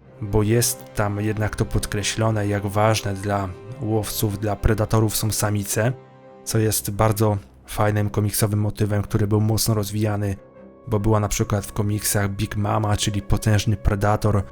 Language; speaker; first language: Polish; native; Polish